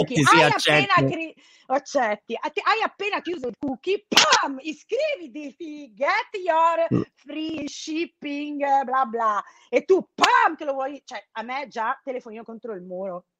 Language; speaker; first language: Italian; native; Italian